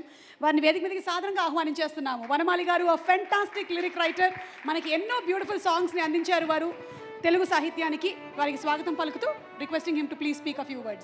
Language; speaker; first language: Telugu; native; Telugu